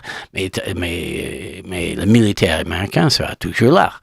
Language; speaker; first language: French; non-native, learner; English